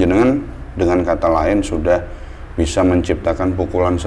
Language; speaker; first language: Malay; non-native, local second language; Javanese